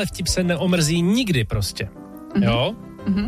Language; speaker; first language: Czech; native; Czech